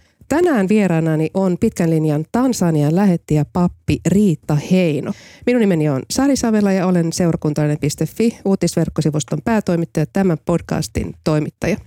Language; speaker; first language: Finnish; native; Finnish